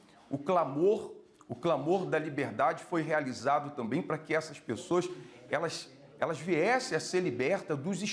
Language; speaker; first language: Portuguese; native; Portuguese